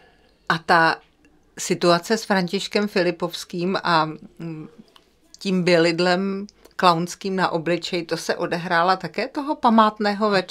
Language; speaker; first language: Czech; native; Czech